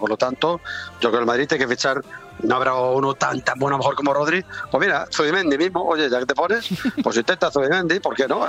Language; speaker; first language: Spanish; native; Spanish